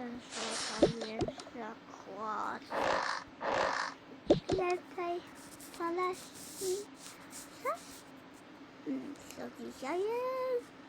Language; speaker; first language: Polish; early bilingual, heritage; Polish